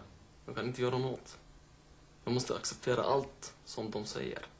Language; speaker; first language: Swedish; non-native, learner; Arabic